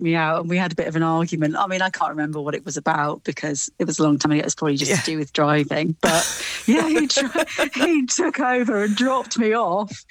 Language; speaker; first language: English; native; English